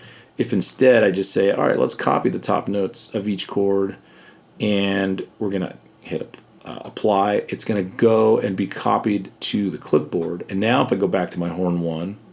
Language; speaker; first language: English; native; English